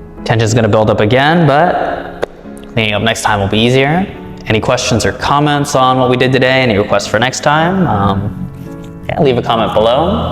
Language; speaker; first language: English; native; English